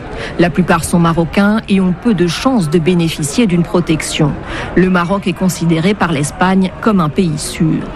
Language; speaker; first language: French; native; French